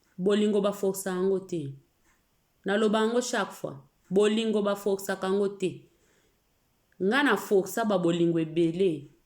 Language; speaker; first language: Lingala; native; Lingala